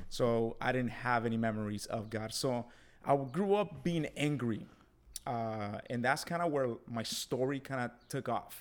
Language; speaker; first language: English; early bilingual, other home language; Spanish